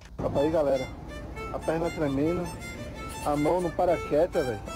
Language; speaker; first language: Portuguese; native; Portuguese